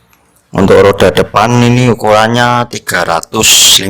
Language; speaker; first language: Indonesian; native; Indonesian